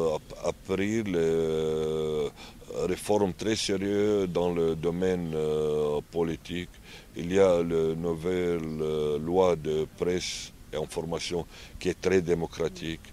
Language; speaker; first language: French; non-native, learner; Arabic